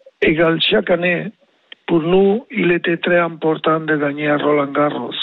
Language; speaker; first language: French; non-native, learner; Spanish